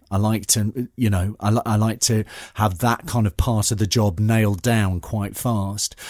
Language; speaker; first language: English; native; English